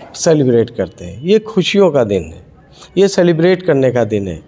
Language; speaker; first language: Hindi; native; Hindi